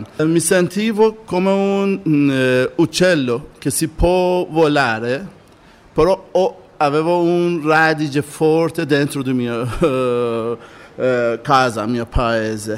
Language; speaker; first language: Italian; non-native, learner; Persian